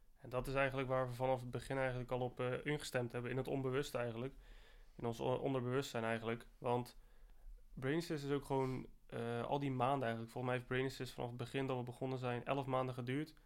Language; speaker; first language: Dutch; native; Dutch